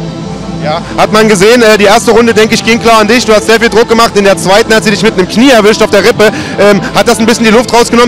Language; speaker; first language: German; native; German